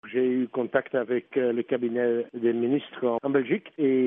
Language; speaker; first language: French; non-native, local second language; Dutch